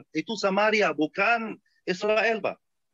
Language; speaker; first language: Indonesian; non-native, fluent; Arabic